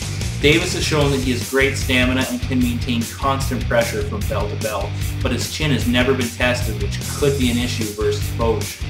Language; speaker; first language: English; native; English